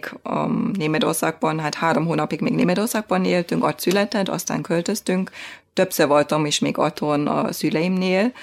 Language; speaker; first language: Hungarian; non-native, fluent; German